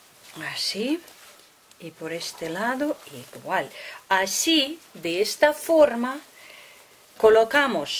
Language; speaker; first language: Spanish; non-native, fluent; Russian